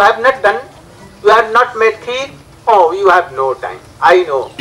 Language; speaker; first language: English; non-native, learner; Bangla